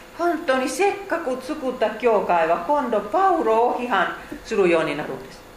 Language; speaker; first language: Japanese; non-native, fluent; Finnish